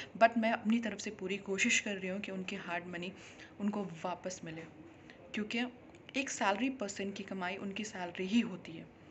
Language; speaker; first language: Hindi; native; Hindi